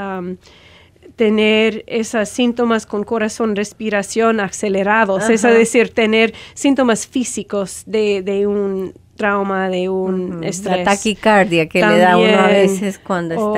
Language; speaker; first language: Spanish; non-native, fluent; English